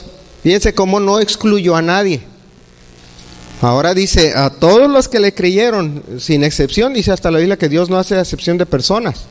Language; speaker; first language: Spanish; native; Spanish